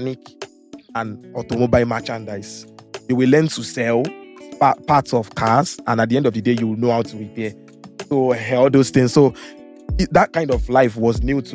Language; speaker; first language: English; non-native, local second language; Yoruba